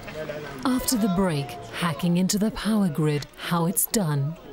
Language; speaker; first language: English; native; English